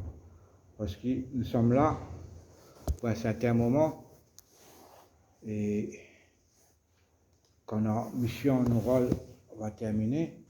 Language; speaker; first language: French; non-native, local second language; Morisyen